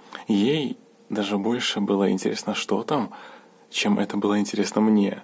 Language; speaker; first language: Russian; native; Russian